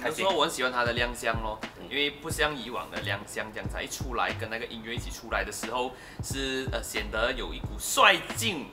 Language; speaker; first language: Chinese; native; Chinese